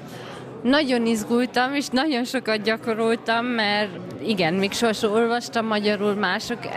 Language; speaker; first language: Hungarian; early bilingual, heritage; German